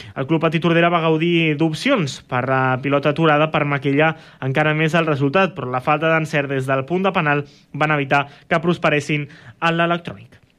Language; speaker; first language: Catalan; native; Catalan